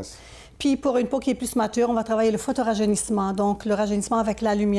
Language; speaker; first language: French; native; French